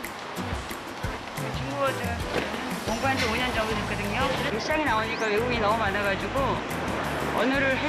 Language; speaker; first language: Korean; native; Korean